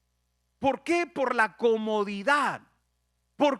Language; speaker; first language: Spanish; native; Spanish